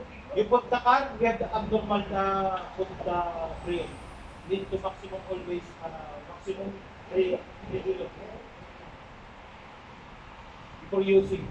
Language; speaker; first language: English; non-native, learner; Filipino